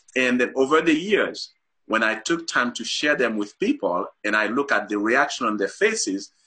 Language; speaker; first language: English; non-native, fluent; Haitian Creole